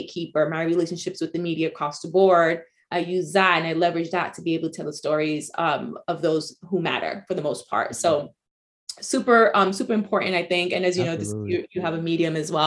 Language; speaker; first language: English; early bilingual, other home language; Spanish